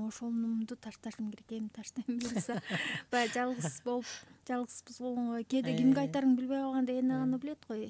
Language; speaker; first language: Kyrgyz; native; Kyrgyz